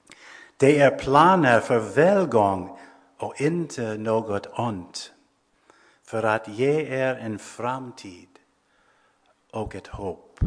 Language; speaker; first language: Swedish; non-native, fluent; English